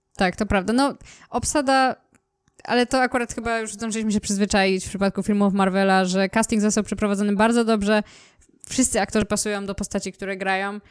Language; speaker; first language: Polish; native; Polish